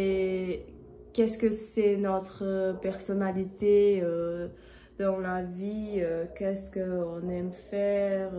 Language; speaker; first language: French; non-native, learner; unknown